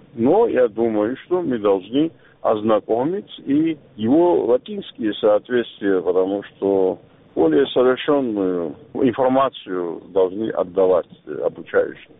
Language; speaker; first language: Russian; non-native, local second language; Georgian